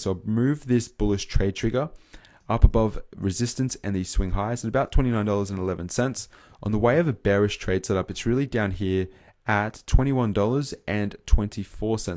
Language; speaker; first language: English; native; English